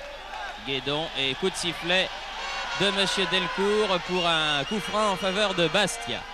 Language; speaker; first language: French; native; French